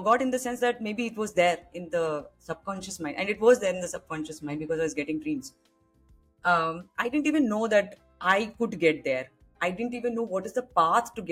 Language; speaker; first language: English; non-native, local second language; Hindi